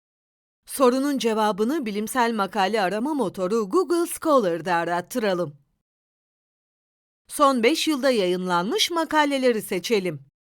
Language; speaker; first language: Turkish; native; Turkish